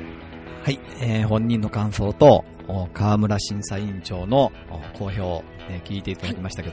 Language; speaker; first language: Japanese; native; Japanese